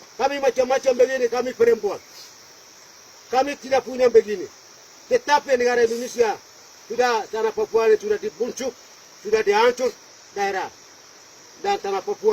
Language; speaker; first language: Indonesian; non-native, local second language; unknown